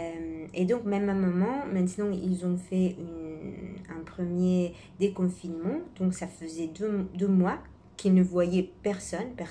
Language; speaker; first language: French; non-native, fluent; Italian